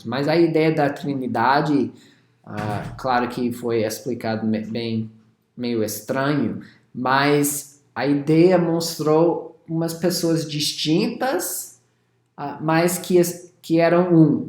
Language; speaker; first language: Portuguese; non-native, fluent; English